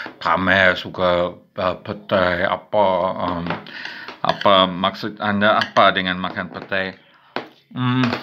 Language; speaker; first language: Indonesian; non-native, fluent; English